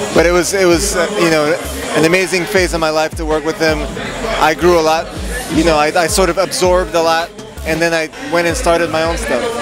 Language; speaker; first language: English; native; English